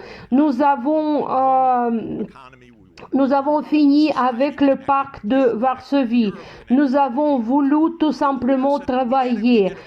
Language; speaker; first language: French; non-native, fluent; Russian